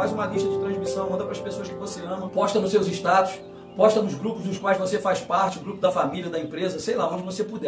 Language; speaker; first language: Portuguese; native; Portuguese